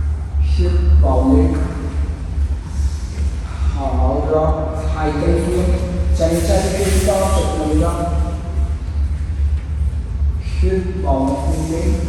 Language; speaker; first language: Vietnamese; non-native, learner; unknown